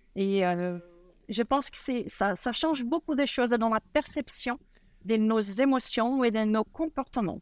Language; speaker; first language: French; non-native, fluent; Portuguese